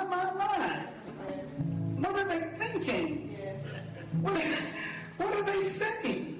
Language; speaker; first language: English; native; English